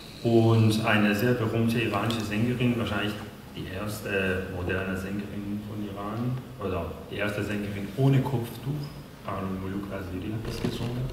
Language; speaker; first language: German; non-native, fluent; Persian